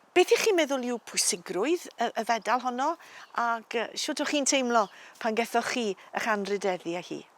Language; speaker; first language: Welsh; native; Welsh